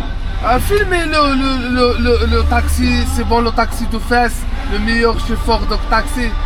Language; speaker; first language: French; non-native, learner; Arabic